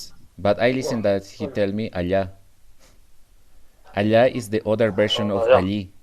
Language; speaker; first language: English; non-native, learner; Spanish